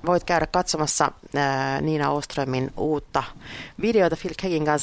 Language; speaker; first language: Finnish; native; Finnish